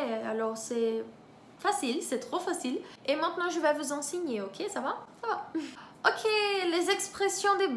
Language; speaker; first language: French; non-native, fluent; Portuguese